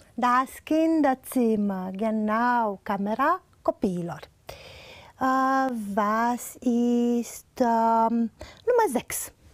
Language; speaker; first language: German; non-native, fluent; Romanian